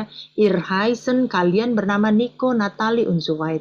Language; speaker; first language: German; non-native, fluent; Indonesian